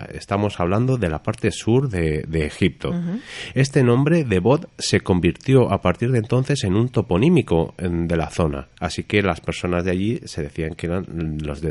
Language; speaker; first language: Spanish; native; Spanish